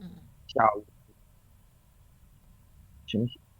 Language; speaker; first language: Chinese; non-native, learner; Indonesian